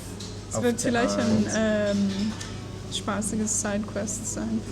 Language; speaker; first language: German; non-native, fluent; English